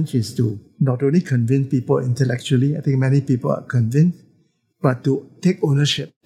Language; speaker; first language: English; non-native, local second language; Chinese